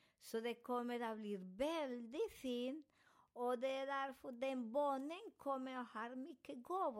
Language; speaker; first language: Swedish; non-native, fluent; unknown